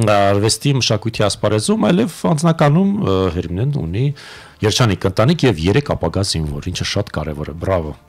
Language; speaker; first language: Armenian; native; Armenian